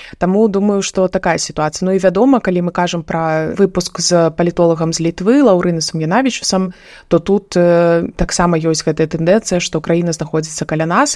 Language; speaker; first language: Belarusian; non-native, local second language; Russian